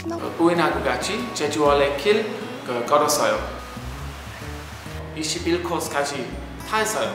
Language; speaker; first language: Korean; non-native, learner; English